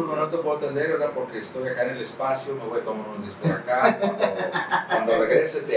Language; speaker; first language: Spanish; native; Spanish